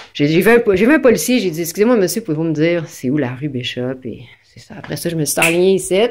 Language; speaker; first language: French; native; French